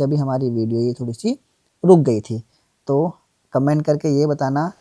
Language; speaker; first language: Hindi; native; Hindi